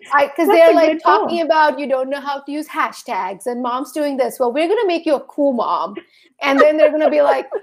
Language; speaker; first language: English; early bilingual, other home language; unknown